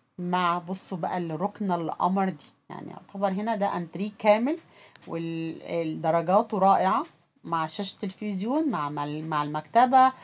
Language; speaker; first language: Arabic; native; Arabic